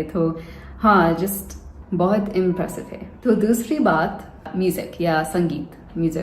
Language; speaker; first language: Hindi; non-native, learner; English